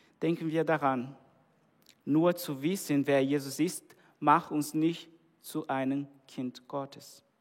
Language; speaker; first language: German; non-native, fluent; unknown